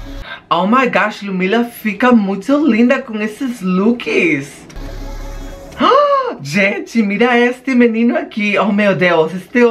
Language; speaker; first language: Portuguese; non-native, learner; Spanish